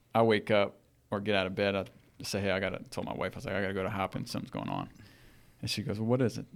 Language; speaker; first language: English; native; English